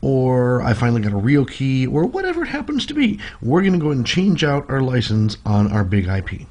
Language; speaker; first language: English; native; English